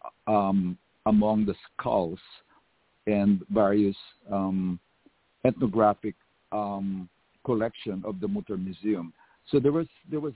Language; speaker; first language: English; non-native, local second language; Filipino